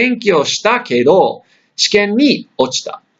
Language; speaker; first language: Japanese; non-native, fluent; English